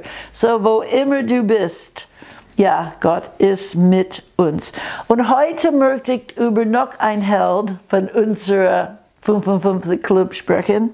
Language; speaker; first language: German; non-native, fluent; English